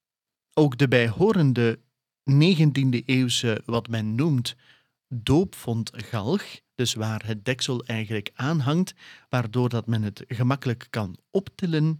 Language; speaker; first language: Dutch; native; Dutch